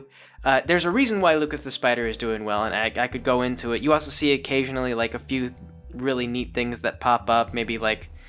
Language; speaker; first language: English; native; English